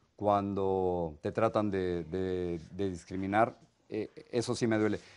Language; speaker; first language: Spanish; native; Spanish